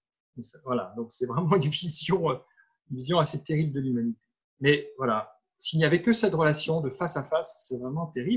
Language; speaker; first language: French; native; French